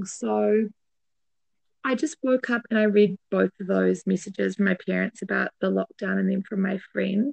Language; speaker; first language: English; native; English